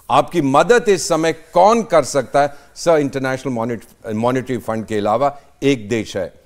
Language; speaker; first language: Hindi; native; Hindi